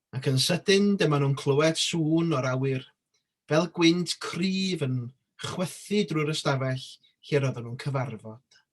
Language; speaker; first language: Welsh; native; Welsh